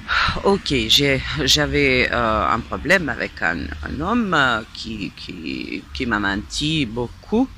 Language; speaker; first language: French; non-native, fluent; Serbian